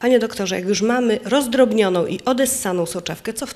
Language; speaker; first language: Polish; native; Polish